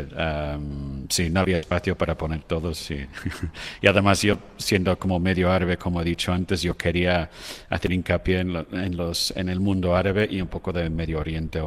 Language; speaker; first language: Spanish; non-native, fluent; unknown